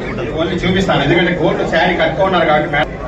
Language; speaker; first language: Telugu; native; Telugu